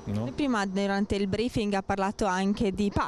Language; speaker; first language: Italian; native; Italian